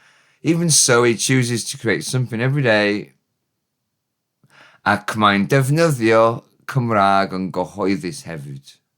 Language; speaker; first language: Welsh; non-native, learner; English